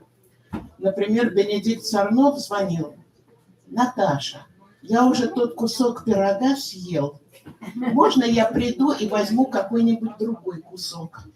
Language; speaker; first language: Russian; native; Russian